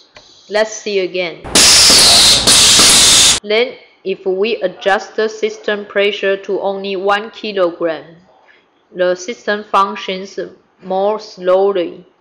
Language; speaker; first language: English; non-native, fluent; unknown